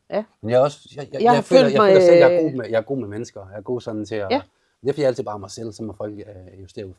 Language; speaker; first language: Danish; native; Danish